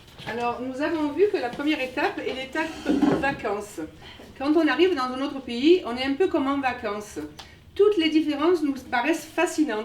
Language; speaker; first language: French; native; French